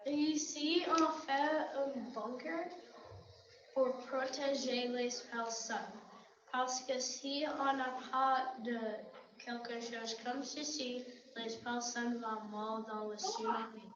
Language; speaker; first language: French; non-native, local second language; English